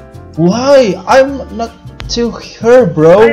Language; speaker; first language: English; non-native, learner; Indonesian